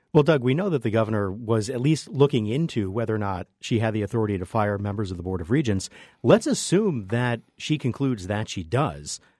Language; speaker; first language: English; native; English